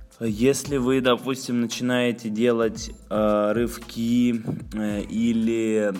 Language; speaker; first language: Russian; native; Russian